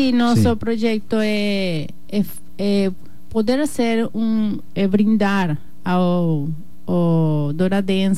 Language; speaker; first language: Portuguese; non-native, learner; Spanish